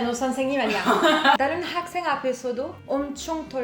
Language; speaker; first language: Korean; non-native, learner; French